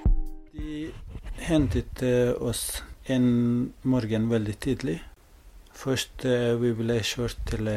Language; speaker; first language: Norwegian; non-native, fluent; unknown